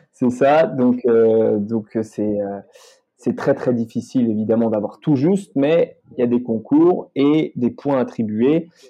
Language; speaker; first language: French; native; French